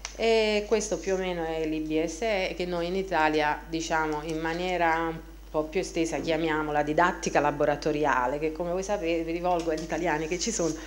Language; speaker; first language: Italian; native; Italian